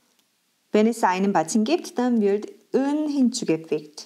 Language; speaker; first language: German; non-native, fluent; Korean